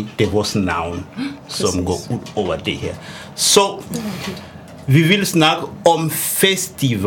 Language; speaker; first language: Danish; non-native, fluent; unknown